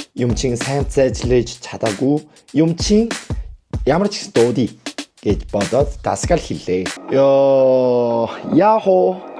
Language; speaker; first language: Mongolian; non-native, fluent; Korean